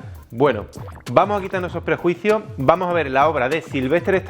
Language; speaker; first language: Spanish; native; Spanish